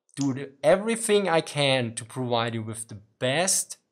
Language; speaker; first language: English; non-native, fluent; German